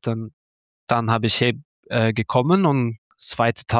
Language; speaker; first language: German; non-native, learner; Norwegian